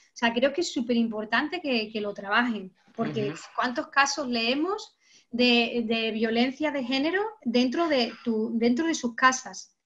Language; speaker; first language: Spanish; native; Spanish